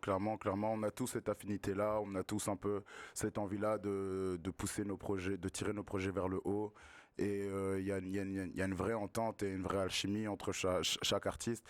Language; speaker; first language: French; native; French